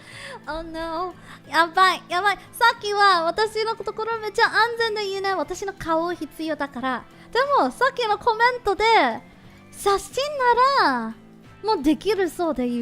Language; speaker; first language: Japanese; non-native, learner; English